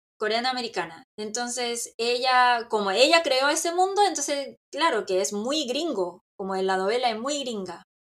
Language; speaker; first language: Spanish; non-native, fluent; Korean